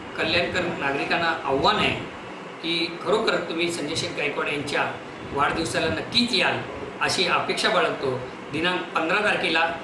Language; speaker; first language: Marathi; native; Marathi